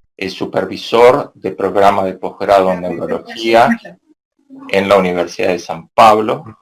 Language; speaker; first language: Spanish; native; Spanish